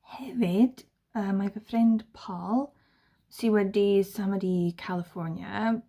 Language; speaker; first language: Welsh; non-native, learner; English